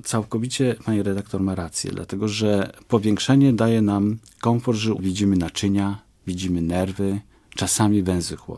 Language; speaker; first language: Polish; native; Polish